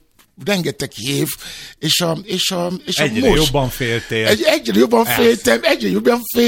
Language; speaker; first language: Hungarian; non-native, fluent; Yoruba